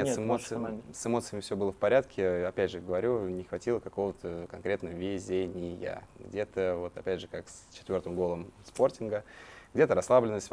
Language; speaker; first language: Russian; native; Russian